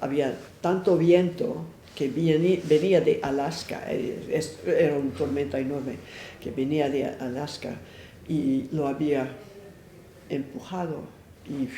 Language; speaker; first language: Spanish; non-native, fluent; English